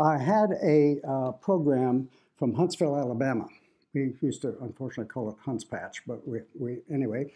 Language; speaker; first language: English; native; English